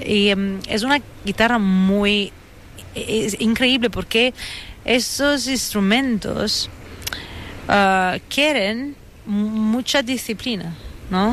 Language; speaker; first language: Spanish; non-native, fluent; Italian